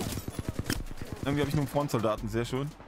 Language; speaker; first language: German; native; German